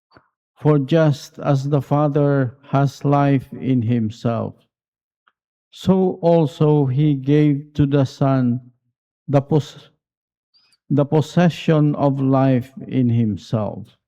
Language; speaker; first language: English; non-native, local second language; Filipino